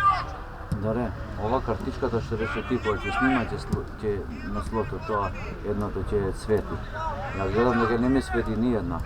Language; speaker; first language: Macedonian; non-native, local second language; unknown